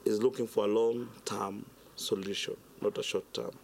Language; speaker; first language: English; non-native, local second language; Swahili